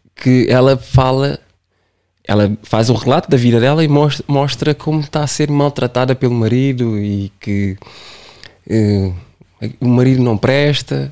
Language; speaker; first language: Portuguese; non-native, local second language; Kabuverdianu